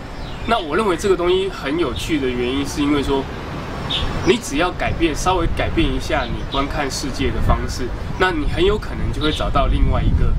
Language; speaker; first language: Chinese; native; Chinese